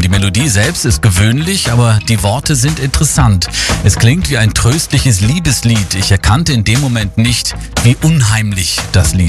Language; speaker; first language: German; native; German